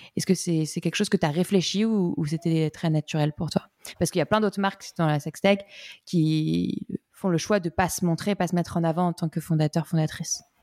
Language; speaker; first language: French; native; French